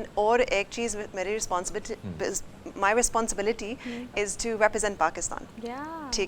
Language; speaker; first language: Hindi; early bilingual, heritage; English